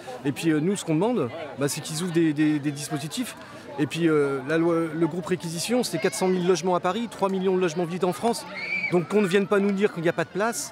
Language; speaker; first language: French; native; French